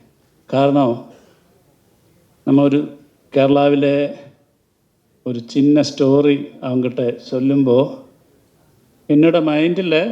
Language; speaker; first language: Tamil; non-native, learner; Malayalam